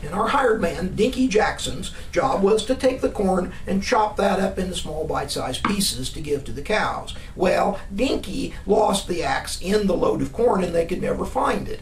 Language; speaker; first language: English; native; English